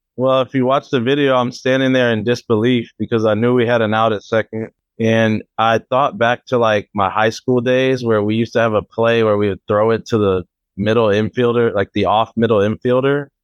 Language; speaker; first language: English; native; English